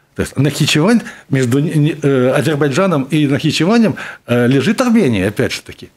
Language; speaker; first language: Russian; native; Russian